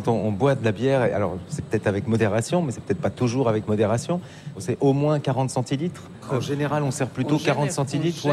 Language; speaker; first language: French; native; French